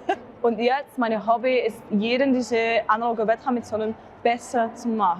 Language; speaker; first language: German; non-native, learner; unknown